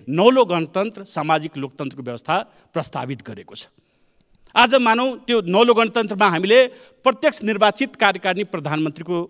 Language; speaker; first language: Nepali; non-native, local second language; Maithili